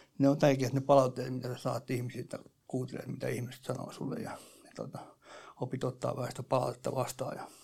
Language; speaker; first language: Finnish; native; Finnish